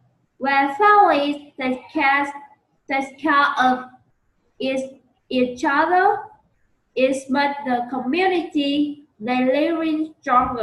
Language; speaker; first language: English; non-native, learner; Vietnamese